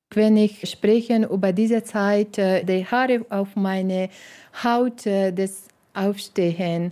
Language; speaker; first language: German; non-native, learner; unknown